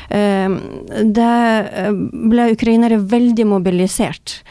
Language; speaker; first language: Norwegian; non-native, fluent; Ukrainian